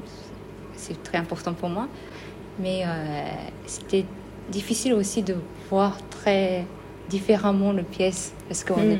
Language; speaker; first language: French; non-native, fluent; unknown